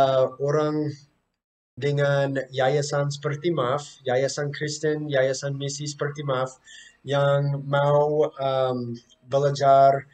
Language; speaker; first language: Indonesian; non-native, fluent; English